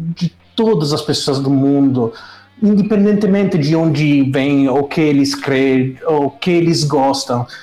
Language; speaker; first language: Portuguese; non-native, fluent; Italian